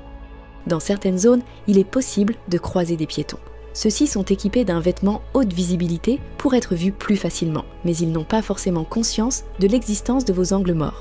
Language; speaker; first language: French; native; French